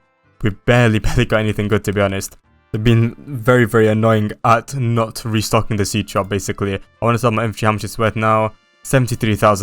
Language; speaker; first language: English; native; English